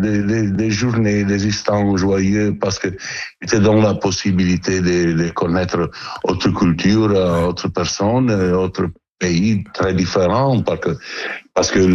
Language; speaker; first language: French; non-native, learner; Italian